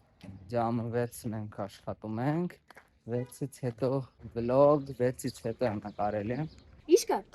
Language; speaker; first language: Armenian; non-native, learner; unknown